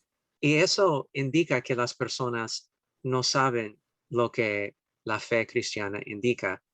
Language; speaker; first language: Spanish; non-native, fluent; English